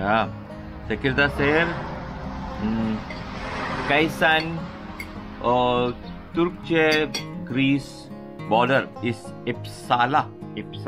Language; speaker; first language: Turkish; non-native, learner; Hindi